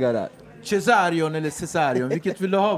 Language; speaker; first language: Swedish; native; Swedish